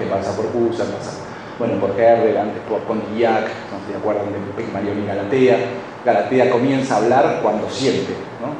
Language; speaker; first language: Spanish; native; Spanish